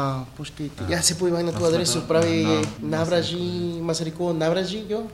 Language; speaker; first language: Czech; non-native, fluent; Spanish